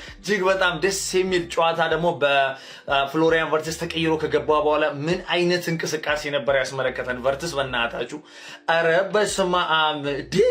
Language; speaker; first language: Amharic; native; Amharic